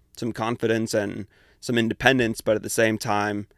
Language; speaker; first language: English; native; English